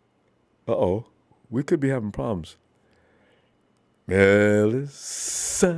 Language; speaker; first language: English; native; English